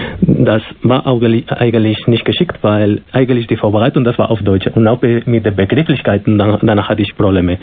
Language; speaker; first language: German; non-native, fluent; Spanish